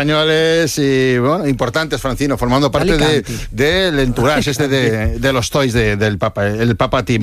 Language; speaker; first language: Spanish; native; Spanish